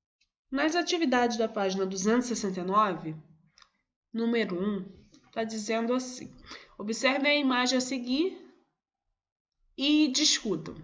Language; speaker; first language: Portuguese; native; Portuguese